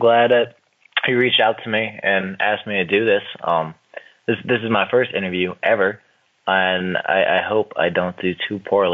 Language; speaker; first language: English; native; English